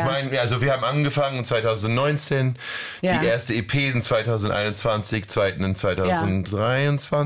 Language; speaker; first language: German; non-native, fluent; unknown